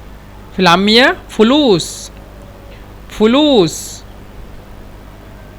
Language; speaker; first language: Arabic; non-native, fluent; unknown